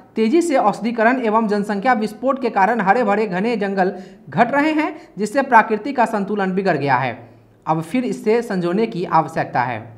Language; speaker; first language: Hindi; native; Hindi